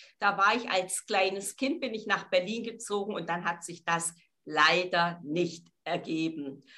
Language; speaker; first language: German; native; German